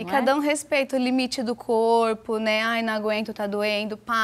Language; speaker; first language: Portuguese; native; Portuguese